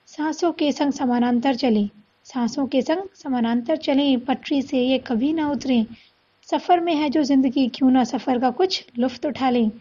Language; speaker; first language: Hindi; native; Hindi